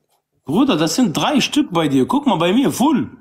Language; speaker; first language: German; non-native, local second language; Arabic